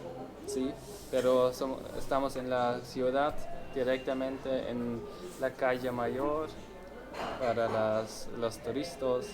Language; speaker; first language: Spanish; non-native, learner; German